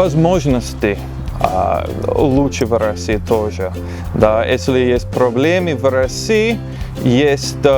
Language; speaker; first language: Russian; non-native, learner; English